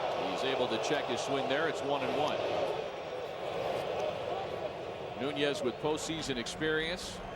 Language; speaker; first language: English; native; English